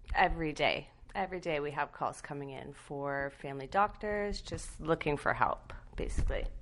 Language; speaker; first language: English; native; English